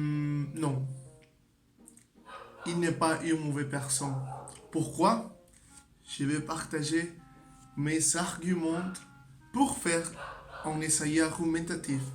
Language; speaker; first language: French; non-native, learner; Spanish